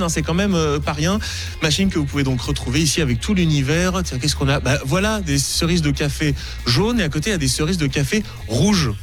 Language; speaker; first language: French; native; French